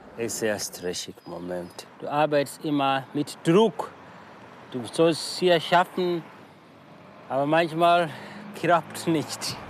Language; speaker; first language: German; non-native, learner; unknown